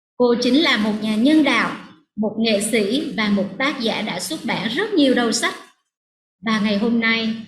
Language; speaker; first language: Vietnamese; native; Vietnamese